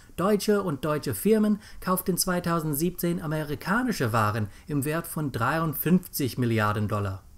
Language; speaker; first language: German; non-native, fluent; English